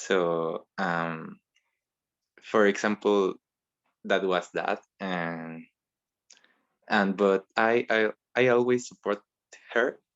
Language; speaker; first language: English; non-native, learner; Spanish